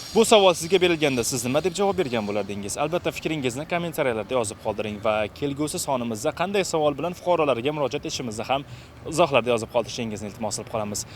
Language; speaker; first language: Uzbek; native; Uzbek